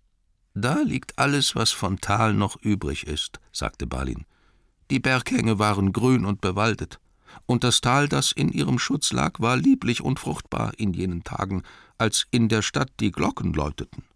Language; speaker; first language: German; native; German